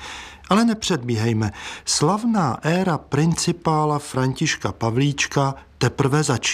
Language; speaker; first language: Czech; native; Czech